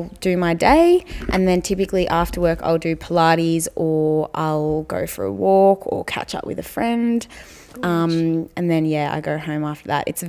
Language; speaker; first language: English; native; English